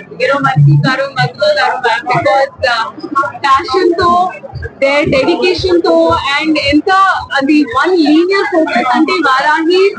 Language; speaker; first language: Telugu; non-native, learner; Hindi